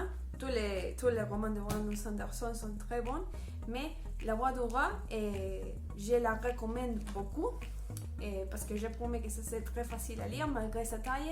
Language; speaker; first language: French; non-native, learner; Spanish